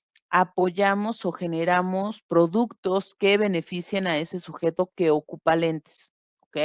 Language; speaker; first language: Spanish; native; Spanish